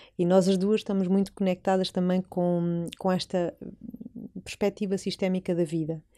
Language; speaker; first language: Portuguese; native; Portuguese